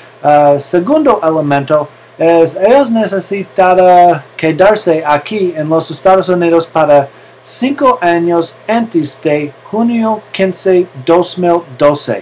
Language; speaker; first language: Spanish; non-native, learner; English